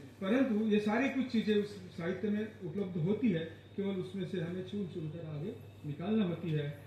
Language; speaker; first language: Hindi; non-native, local second language; Marathi